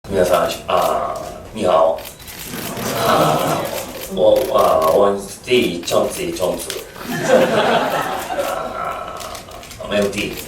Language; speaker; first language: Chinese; non-native, learner; Japanese